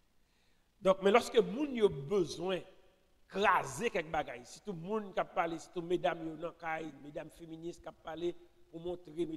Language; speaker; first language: French; non-native, local second language; Haitian Creole